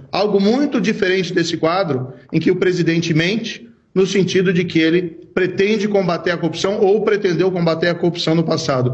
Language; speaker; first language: Portuguese; native; Portuguese